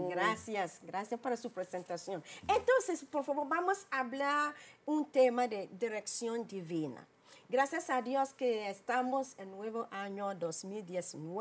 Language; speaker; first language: Spanish; non-native, learner; English